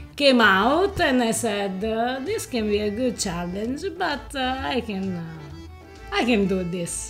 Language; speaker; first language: English; non-native, fluent; Italian